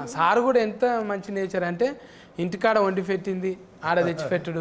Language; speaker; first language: Telugu; native; Telugu